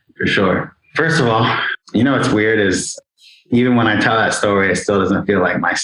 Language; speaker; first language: English; native; English